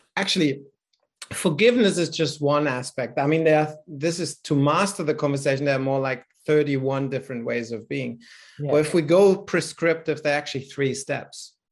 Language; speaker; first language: English; non-native, fluent; German